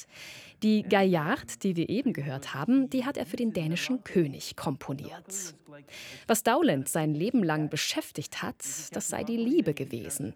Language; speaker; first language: German; native; German